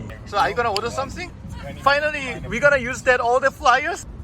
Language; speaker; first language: English; non-native, fluent; Korean